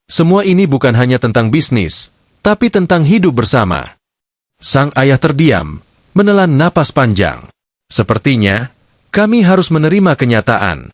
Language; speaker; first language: Indonesian; native; Indonesian